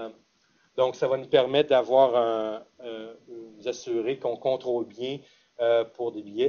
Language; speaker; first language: French; native; French